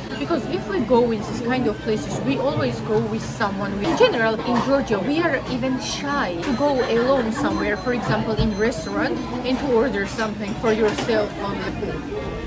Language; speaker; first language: English; non-native, fluent; Georgian